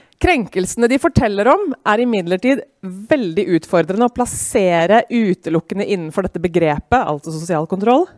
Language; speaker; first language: Norwegian; native; Norwegian